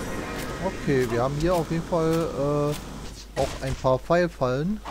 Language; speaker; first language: German; native; German